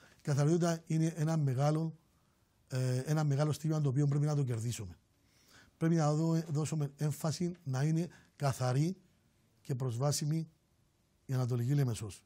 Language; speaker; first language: Greek; native; Greek